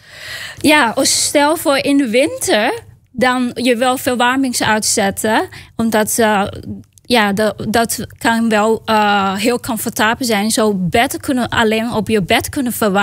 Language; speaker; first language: Dutch; non-native, fluent; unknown